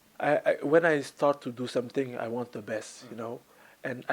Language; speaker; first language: English; non-native, learner; French